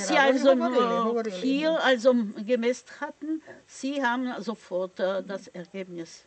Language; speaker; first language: German; non-native, fluent; Russian